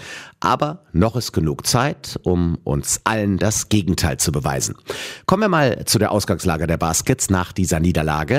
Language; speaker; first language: German; native; German